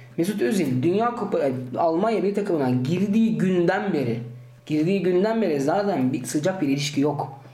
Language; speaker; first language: Turkish; early bilingual, heritage; Turkish